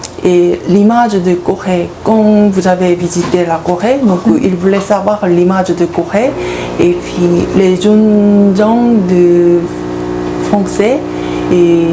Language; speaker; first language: French; non-native, learner; Korean